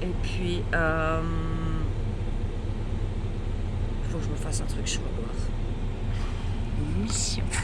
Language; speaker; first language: French; native; French